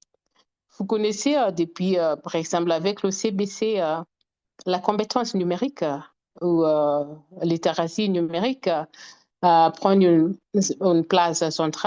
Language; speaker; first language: French; non-native, fluent; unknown